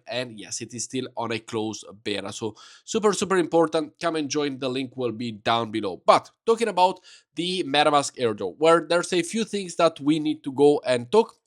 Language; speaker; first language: English; non-native, fluent; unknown